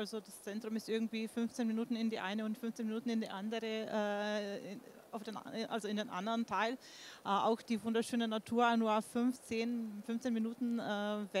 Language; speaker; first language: German; non-native, fluent; Slovenian